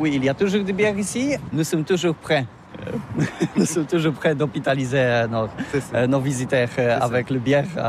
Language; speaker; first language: French; non-native, learner; Polish